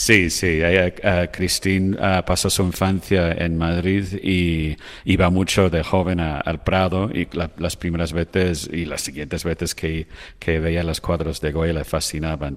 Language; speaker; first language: Spanish; non-native, fluent; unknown